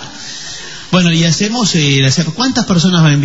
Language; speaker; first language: Spanish; native; Spanish